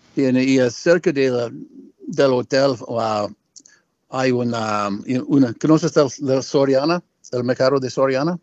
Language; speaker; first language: Spanish; non-native, learner; English